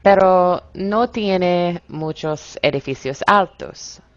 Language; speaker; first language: Spanish; non-native, learner; English